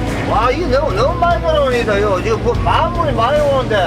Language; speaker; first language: Korean; native; Korean